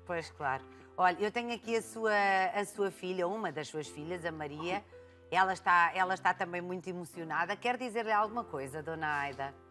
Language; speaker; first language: Portuguese; native; Portuguese